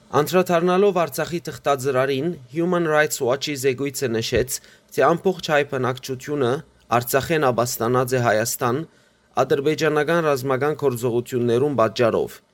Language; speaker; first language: Armenian; early bilingual, heritage; Armenian